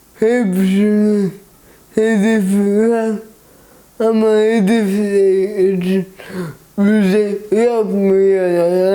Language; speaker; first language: Turkish; early bilingual, heritage; Turkish